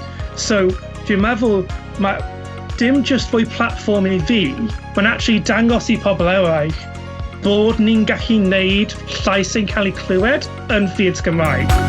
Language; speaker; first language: Welsh; non-native, local second language; English